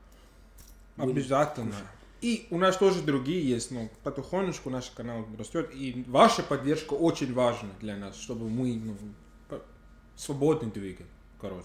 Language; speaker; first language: Russian; non-native, fluent; English